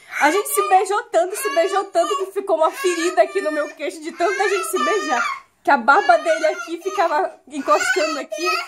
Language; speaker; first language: Portuguese; native; Portuguese